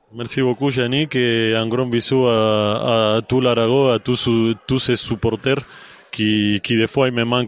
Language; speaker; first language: French; non-native, fluent; Spanish